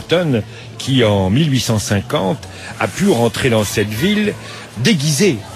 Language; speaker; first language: French; native; French